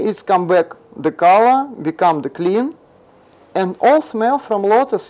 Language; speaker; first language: English; non-native, learner; Russian